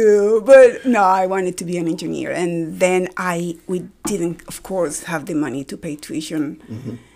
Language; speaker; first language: English; non-native, fluent; Spanish